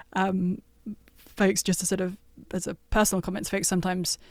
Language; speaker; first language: English; native; English